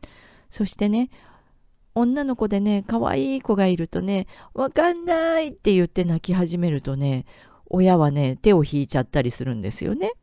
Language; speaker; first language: Japanese; native; Japanese